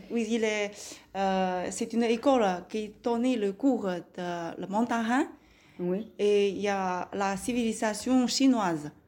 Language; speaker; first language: French; non-native, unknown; Chinese